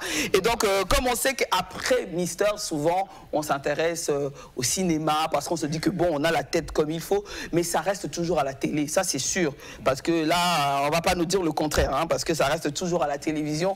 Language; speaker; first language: French; native; French